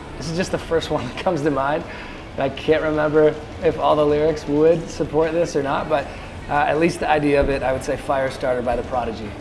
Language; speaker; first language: English; native; English